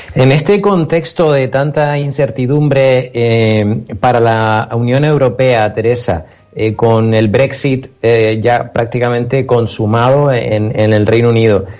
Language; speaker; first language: Spanish; native; Spanish